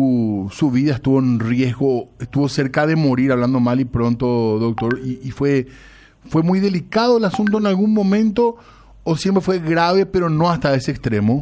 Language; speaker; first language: Spanish; native; Spanish